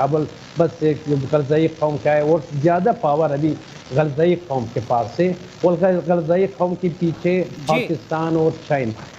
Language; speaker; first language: Hindi; non-native, fluent; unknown